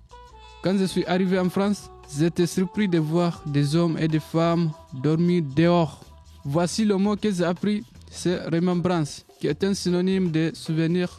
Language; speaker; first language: French; non-native, local second language; Mandingo